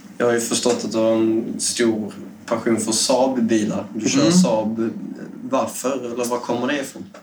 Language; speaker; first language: Swedish; native; Swedish